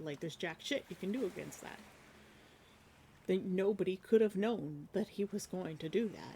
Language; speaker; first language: English; native; English